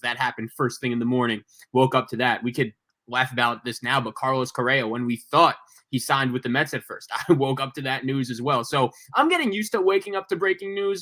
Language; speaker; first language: English; native; English